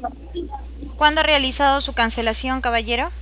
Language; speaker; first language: Spanish; native; Spanish